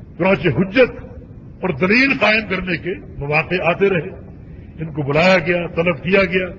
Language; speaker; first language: Urdu; native; Urdu